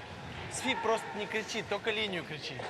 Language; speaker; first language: Russian; native; Russian